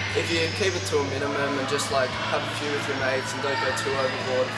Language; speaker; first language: English; native; English